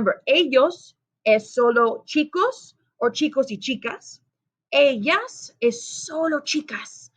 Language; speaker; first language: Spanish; non-native, fluent; English